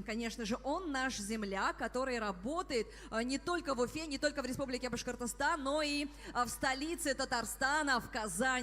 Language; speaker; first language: Russian; native; Russian